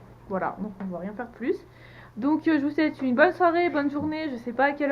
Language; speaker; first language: French; native; French